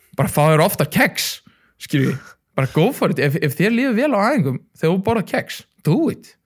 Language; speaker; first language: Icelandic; early bilingual, other home language; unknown